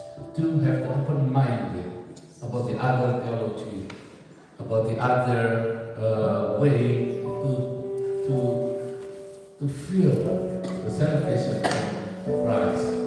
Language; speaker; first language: English; non-native, learner; Indonesian